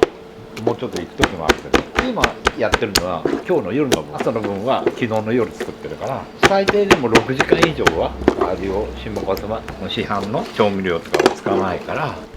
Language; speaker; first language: Japanese; native; Japanese